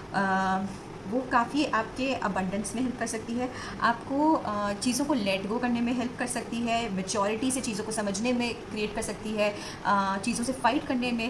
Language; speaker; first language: Hindi; native; Hindi